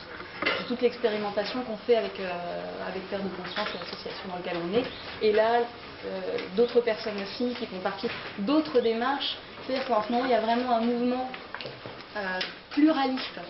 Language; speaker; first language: French; native; French